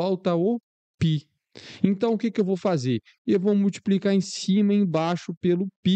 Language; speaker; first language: Portuguese; native; Portuguese